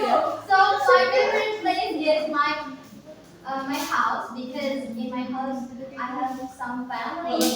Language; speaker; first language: English; non-native, learner; Indonesian